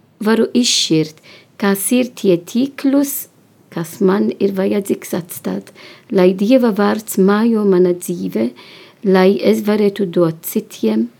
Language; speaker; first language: Latvian; non-native, learner; Italian